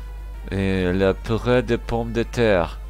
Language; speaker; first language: French; non-native, learner; Russian